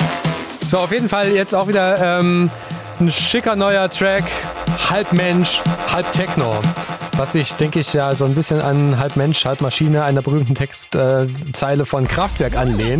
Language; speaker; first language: German; native; German